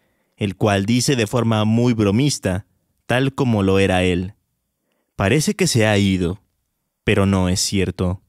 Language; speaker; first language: Spanish; native; Spanish